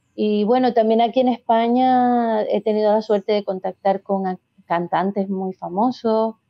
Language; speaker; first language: Spanish; native; Spanish